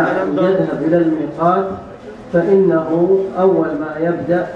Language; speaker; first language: German; non-native, learner; Arabic